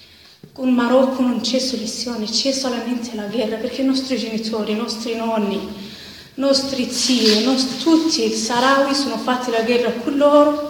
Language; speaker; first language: Italian; non-native, learner; Arabic